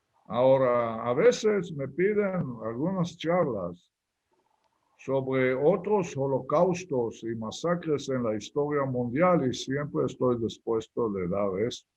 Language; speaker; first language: Spanish; non-native, fluent; Hebrew